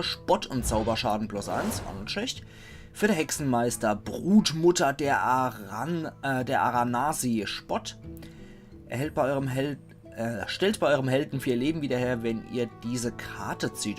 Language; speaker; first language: German; native; German